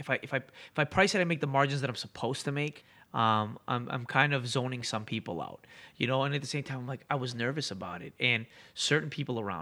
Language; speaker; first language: English; native; English